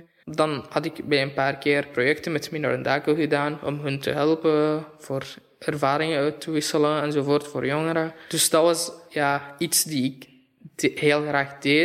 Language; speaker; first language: Dutch; non-native, fluent; Arabic